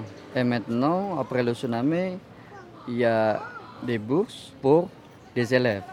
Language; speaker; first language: French; non-native, fluent; Indonesian